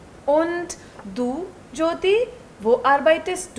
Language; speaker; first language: German; non-native, fluent; Hindi